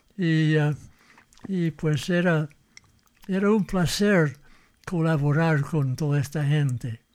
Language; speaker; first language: Spanish; non-native, fluent; English